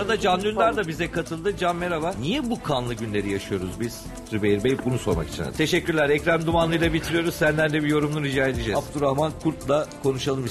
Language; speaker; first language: Turkish; native; Turkish